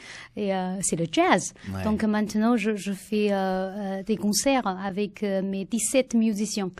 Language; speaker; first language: French; non-native, learner; Chinese